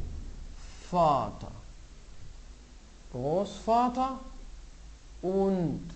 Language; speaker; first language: German; non-native, fluent; Arabic